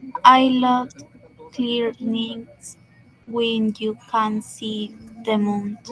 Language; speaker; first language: English; non-native, learner; Spanish